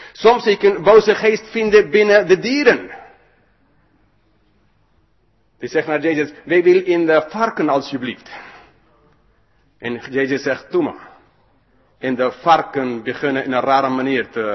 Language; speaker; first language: Dutch; non-native, fluent; English